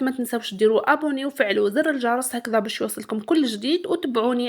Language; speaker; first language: Arabic; native; Arabic